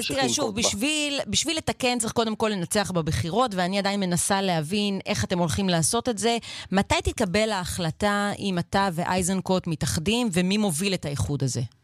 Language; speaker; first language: Hebrew; native; Hebrew